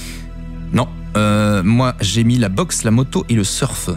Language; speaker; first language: French; native; French